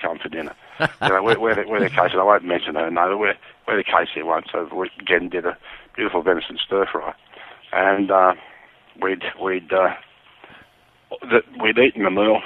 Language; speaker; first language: English; native; English